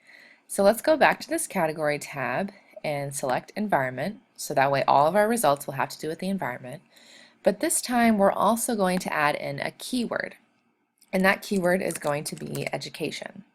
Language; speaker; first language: English; native; English